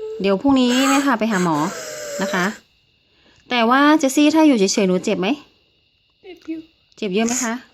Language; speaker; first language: Thai; native; Thai